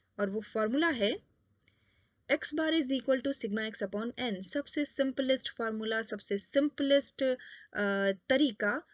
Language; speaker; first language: Hindi; native; Hindi